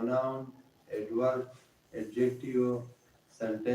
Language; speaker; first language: English; non-native, learner; Pashto